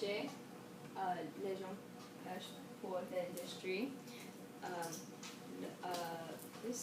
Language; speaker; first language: French; non-native, learner; English